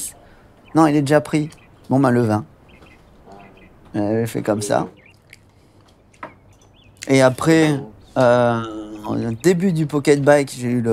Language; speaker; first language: French; native; French